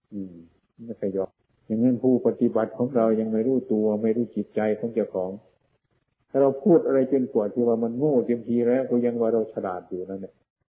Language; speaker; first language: Thai; non-native, local second language; Northeastern Thai